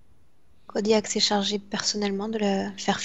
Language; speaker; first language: French; native; French